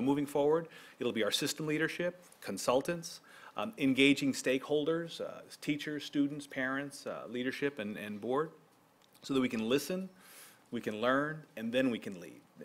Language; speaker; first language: English; native; English